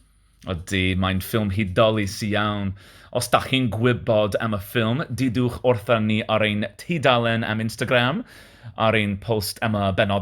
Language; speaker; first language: Welsh; non-native, learner; English